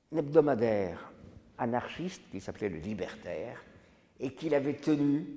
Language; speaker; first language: French; native; French